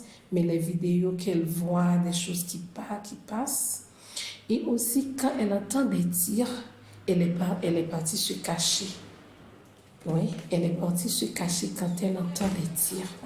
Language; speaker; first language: French; non-native, local second language; Haitian Creole